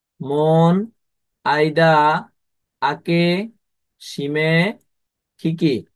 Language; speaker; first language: Japanese; non-native, fluent; Bangla